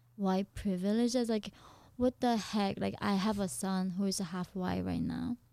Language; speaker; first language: English; non-native, fluent; Korean